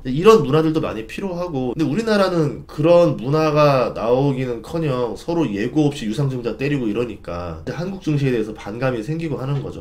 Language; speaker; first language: Korean; native; Korean